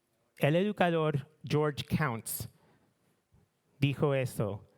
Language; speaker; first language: Spanish; non-native, learner; English